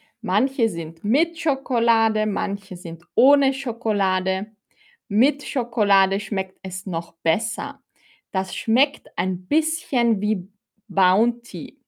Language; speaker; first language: German; non-native, fluent; Filipino